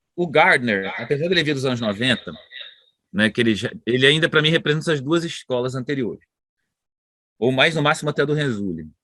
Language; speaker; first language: Portuguese; native; Portuguese